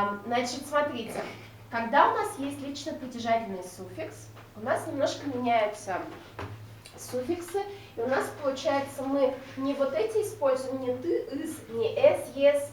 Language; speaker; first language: Russian; non-native, local second language; Udmurt